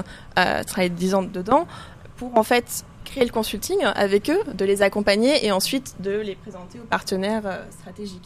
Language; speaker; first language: French; native; French